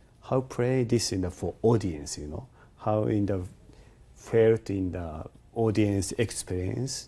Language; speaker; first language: English; non-native, learner; Japanese